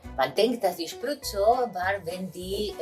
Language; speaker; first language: German; non-native, fluent; Italian